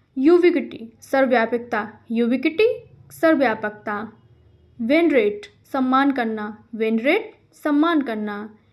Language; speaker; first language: Hindi; native; Hindi